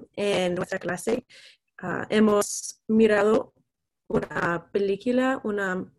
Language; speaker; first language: Spanish; non-native, fluent; English